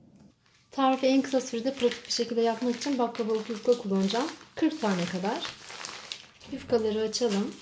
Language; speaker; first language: Turkish; native; Turkish